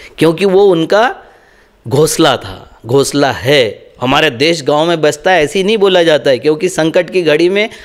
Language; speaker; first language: Hindi; non-native, local second language; Marathi